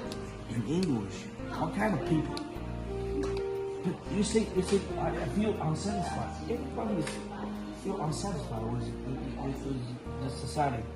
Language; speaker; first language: English; non-native, fluent; Chinese